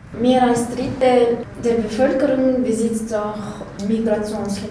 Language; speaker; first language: German; non-native, learner; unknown